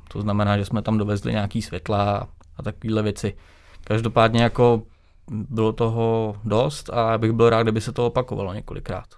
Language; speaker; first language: Czech; native; Czech